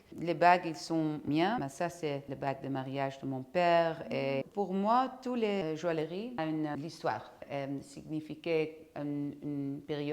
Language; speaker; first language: French; non-native, fluent; Dutch